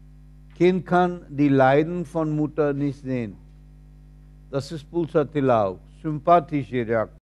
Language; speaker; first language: German; non-native, fluent; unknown